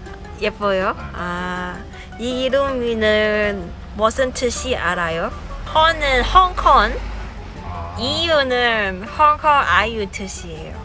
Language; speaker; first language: Korean; non-native, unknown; Cantonese